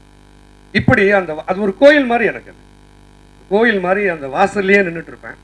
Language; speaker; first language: Tamil; native; Tamil